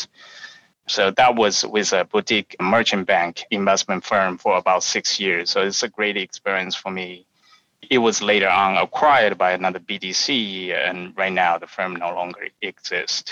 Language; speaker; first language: English; non-native, fluent; Chinese